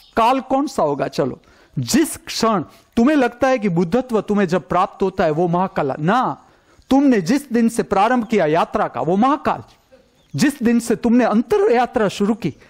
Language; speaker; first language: Hindi; non-native, local second language; Gujarati